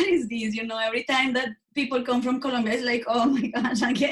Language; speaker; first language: English; non-native, fluent; Spanish